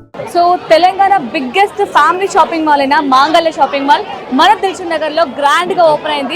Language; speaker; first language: Telugu; native; Telugu